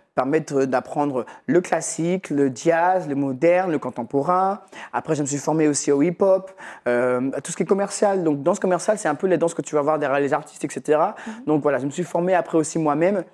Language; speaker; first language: French; native; French